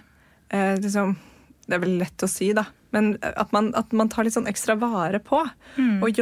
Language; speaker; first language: Norwegian; native; Norwegian